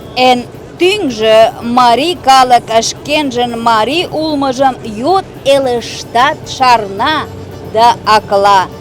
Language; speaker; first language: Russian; non-native, local second language; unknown